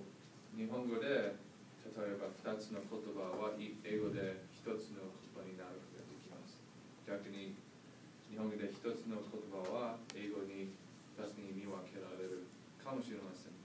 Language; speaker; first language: Japanese; non-native, learner; English